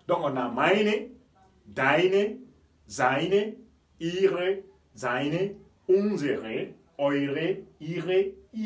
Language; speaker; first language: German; non-native, fluent; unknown